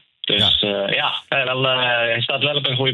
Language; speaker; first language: Dutch; non-native, fluent; Norwegian